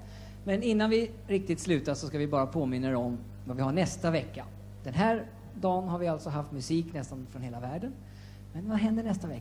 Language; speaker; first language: Swedish; native; Swedish